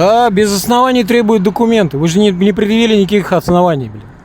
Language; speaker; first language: Russian; native; Russian